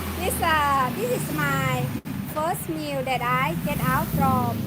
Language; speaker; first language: English; non-native, learner; Thai